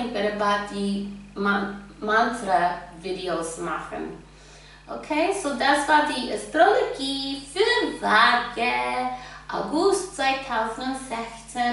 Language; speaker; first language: German; non-native, fluent; English